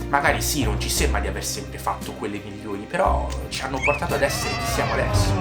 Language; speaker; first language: Italian; native; Italian